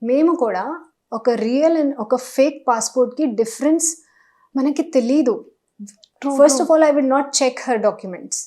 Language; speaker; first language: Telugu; non-native, local second language; Hindi